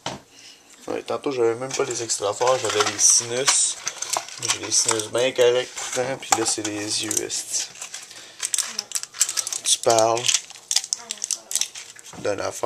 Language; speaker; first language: French; native; French